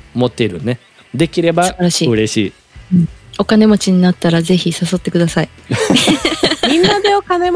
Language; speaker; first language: Japanese; non-native, learner; Portuguese